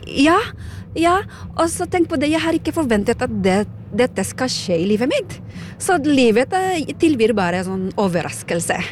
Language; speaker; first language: Norwegian; non-native, fluent; Filipino